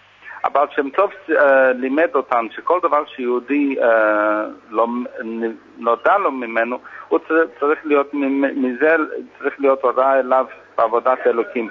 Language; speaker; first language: Hebrew; non-native, fluent; English